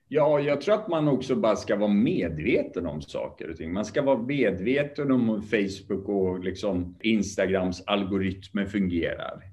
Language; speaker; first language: Swedish; early bilingual, other home language; Kurdish